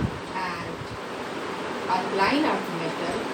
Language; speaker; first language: English; non-native, local second language; Hindi